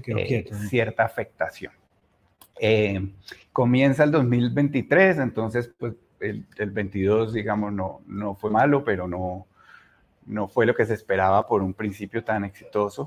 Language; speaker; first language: Spanish; native; Spanish